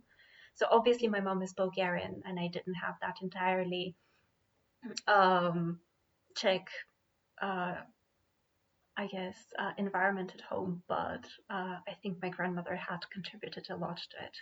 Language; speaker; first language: English; non-native, fluent; Bulgarian